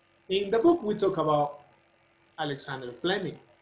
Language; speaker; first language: English; non-native, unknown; Spanish